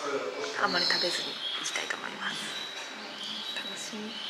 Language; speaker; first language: Japanese; native; Japanese